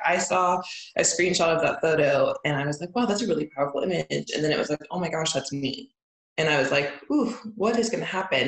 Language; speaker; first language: English; native; English